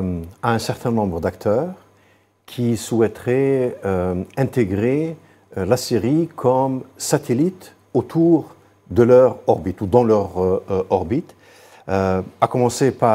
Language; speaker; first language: French; non-native, local second language; Arabic